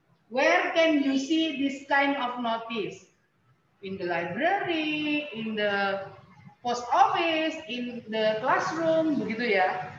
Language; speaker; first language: English; non-native, fluent; Indonesian